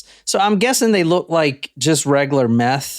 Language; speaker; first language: English; native; English